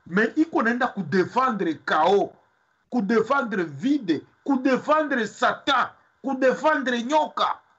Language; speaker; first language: French; non-native, local second language; Swahili